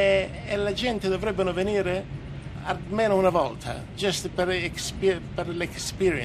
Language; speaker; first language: Italian; native; Italian